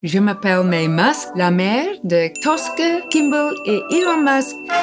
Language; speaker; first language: French; non-native, learner; English